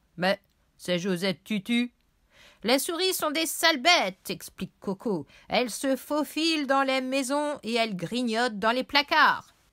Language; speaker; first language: French; native; French